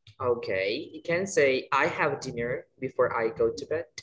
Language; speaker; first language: English; non-native, fluent; Indonesian